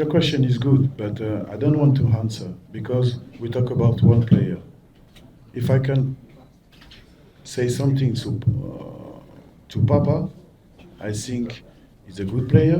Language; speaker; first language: English; non-native, learner; French